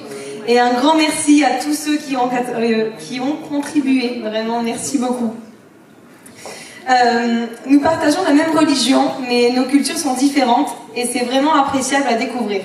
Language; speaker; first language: French; native; French